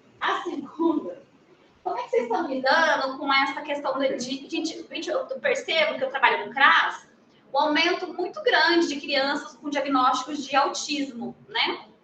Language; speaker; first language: Portuguese; native; Portuguese